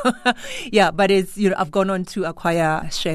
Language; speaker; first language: English; non-native, local second language; Tswana